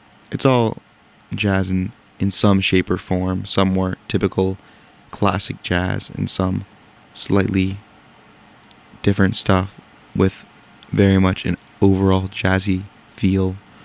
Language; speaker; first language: English; native; English